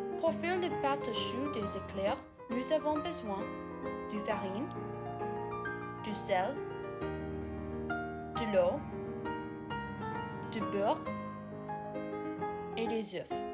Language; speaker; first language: French; non-native, learner; English